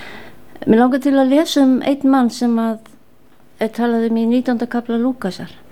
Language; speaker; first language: Icelandic; native; Icelandic